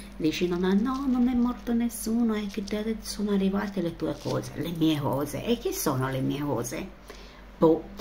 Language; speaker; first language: Italian; non-native, fluent; Romanian